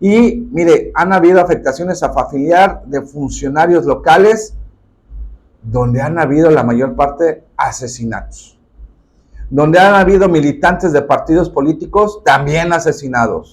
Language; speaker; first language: Spanish; native; Spanish